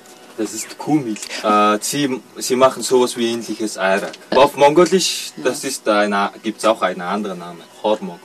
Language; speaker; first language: German; non-native, learner; Mongolian